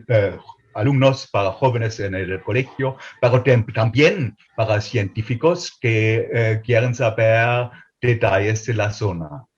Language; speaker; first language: Spanish; non-native, fluent; German